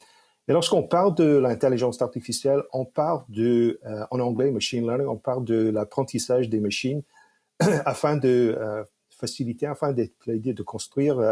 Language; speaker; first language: French; non-native, fluent; English